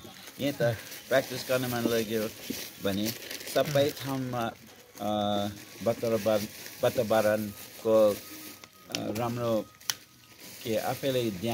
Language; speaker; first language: Nepali; non-native, fluent; English